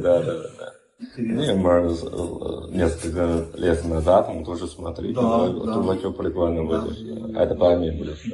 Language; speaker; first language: Russian; non-native, learner; Chinese